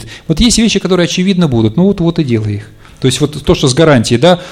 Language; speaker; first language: Russian; native; Russian